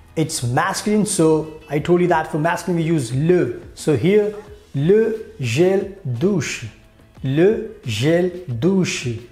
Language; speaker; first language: English; non-native, local second language; Hindi